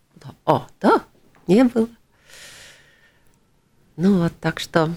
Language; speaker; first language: Russian; non-native, local second language; Latvian